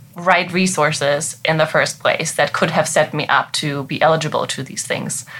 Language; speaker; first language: English; non-native, fluent; German